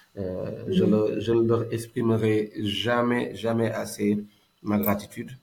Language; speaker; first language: French; non-native, local second language; Wolof